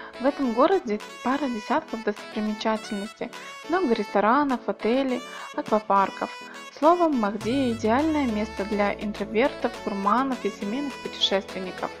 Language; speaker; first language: Russian; native; Russian